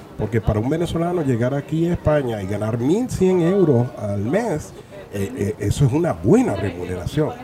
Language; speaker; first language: Spanish; native; Spanish